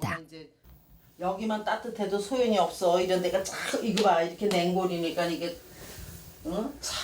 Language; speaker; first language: Korean; native; Korean